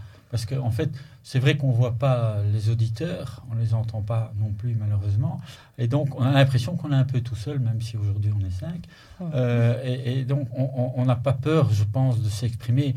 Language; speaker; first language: French; native; French